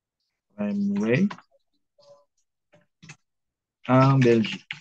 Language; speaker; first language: French; non-native, fluent; Indonesian